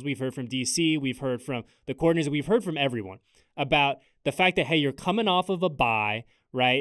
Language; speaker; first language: English; native; English